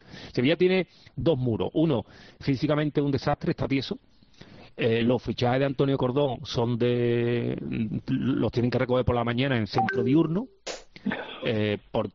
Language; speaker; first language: Spanish; native; Spanish